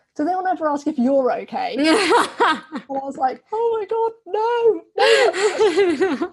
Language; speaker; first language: English; native; English